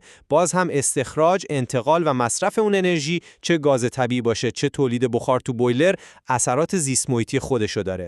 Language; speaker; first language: Persian; native; Persian